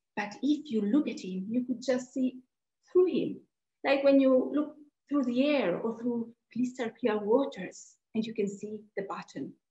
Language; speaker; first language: English; non-native, fluent; Italian